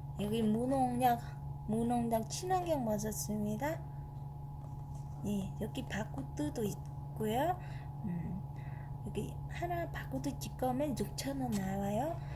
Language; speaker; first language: Korean; non-native, fluent; Vietnamese